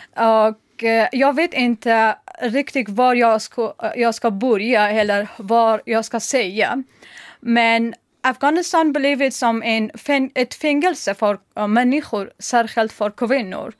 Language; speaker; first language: Swedish; non-native, learner; Persian